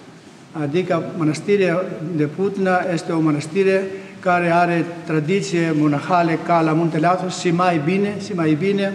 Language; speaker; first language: Romanian; non-native, fluent; Greek